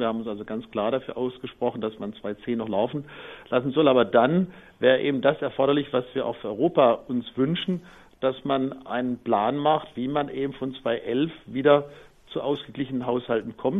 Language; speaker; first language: German; native; German